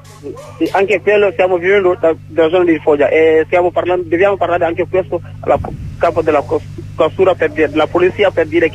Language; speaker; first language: Italian; non-native, learner; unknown